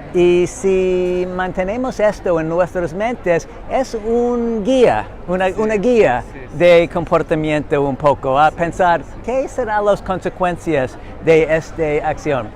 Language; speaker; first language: Spanish; non-native, learner; English